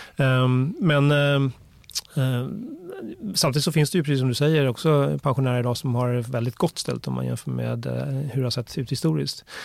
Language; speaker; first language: Swedish; native; Swedish